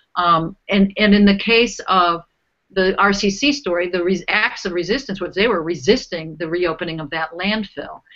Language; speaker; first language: English; native; English